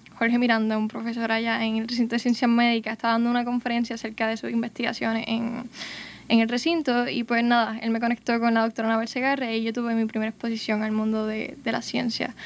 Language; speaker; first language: Spanish; native; Spanish